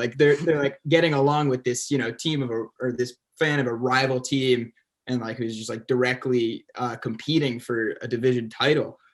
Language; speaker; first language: English; native; English